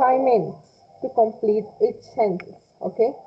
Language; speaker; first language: English; non-native, fluent; Spanish